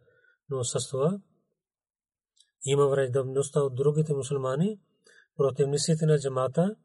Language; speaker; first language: Bulgarian; non-native, fluent; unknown